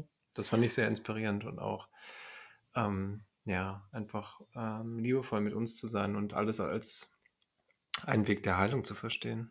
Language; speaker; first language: German; native; German